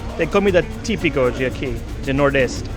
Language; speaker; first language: Portuguese; non-native, learner; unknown